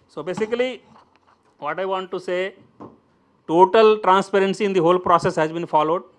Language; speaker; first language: English; non-native, local second language; Telugu